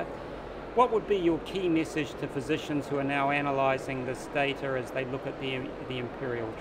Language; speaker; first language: English; native; English